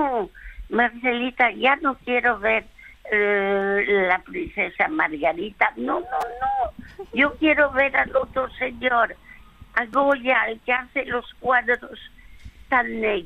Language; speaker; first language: Spanish; early bilingual, other home language; French